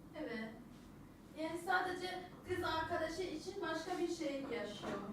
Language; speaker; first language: Turkish; non-native, learner; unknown